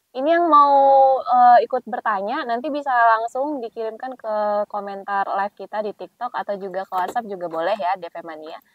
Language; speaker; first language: Indonesian; native; Indonesian